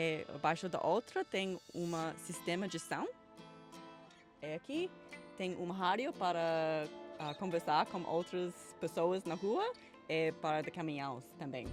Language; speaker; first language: Portuguese; non-native, learner; English